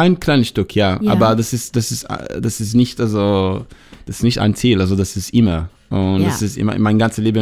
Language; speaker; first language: German; non-native, fluent; Hebrew